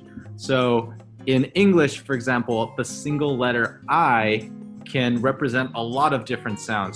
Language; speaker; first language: English; early bilingual, other home language; Chinese